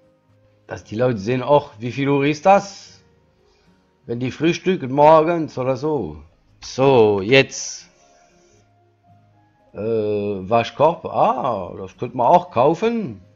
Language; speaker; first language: German; non-native, learner; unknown